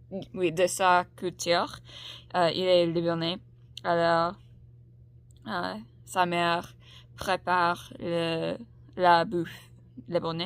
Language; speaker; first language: French; non-native, learner; English